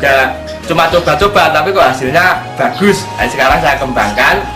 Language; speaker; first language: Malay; non-native, local second language; Javanese